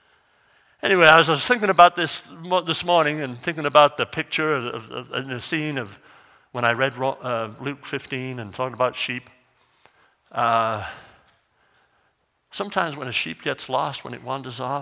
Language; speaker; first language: English; native; English